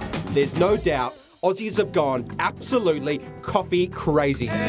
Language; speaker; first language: English; native; English